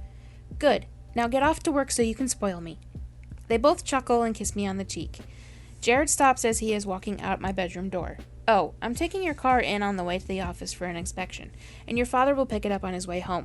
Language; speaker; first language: English; native; English